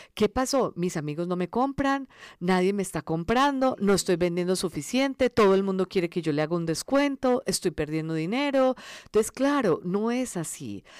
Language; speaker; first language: Spanish; early bilingual, other home language; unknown